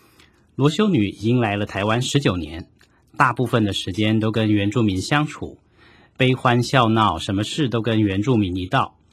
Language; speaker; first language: Chinese; native; Chinese